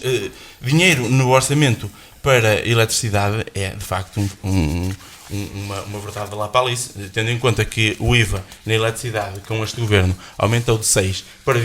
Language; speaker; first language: Portuguese; native; Portuguese